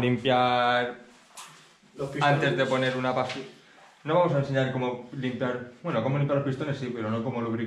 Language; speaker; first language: Spanish; native; Spanish